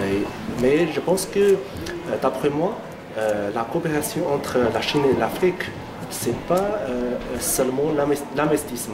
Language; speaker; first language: French; non-native, fluent; Chinese